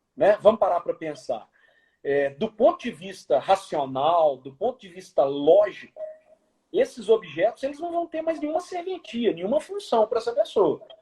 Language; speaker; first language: Portuguese; native; Portuguese